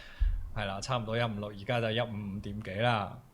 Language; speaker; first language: Cantonese; native; Cantonese